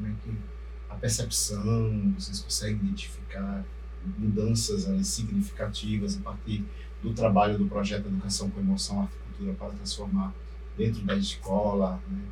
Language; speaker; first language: Portuguese; native; Portuguese